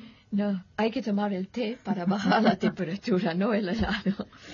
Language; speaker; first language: Spanish; native; Spanish